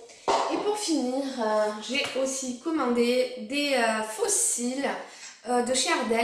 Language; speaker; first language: French; native; French